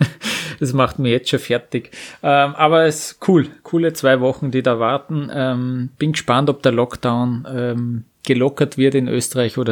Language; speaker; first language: German; native; German